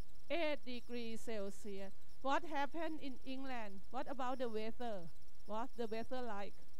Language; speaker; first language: English; non-native, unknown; Thai